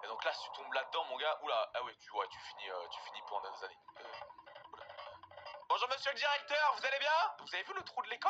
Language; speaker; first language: French; native; French